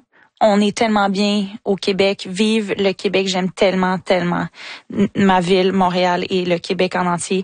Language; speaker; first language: French; native; French